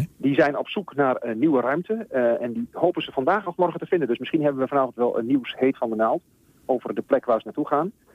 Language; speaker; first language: Dutch; native; Dutch